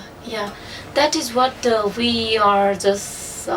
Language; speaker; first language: English; non-native, fluent; Nepali